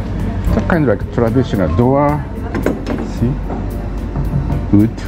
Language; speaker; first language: English; non-native, learner; Japanese